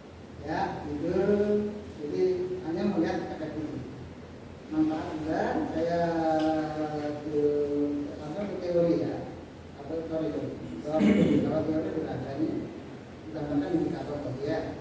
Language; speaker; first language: Indonesian; native; Indonesian